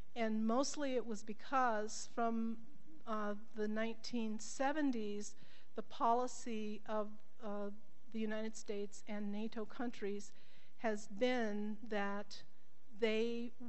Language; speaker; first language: English; native; English